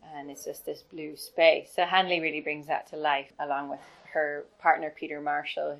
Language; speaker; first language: English; native; English